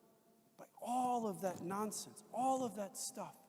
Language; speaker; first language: English; native; English